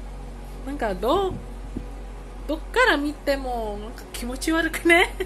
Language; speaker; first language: Japanese; non-native, learner; Filipino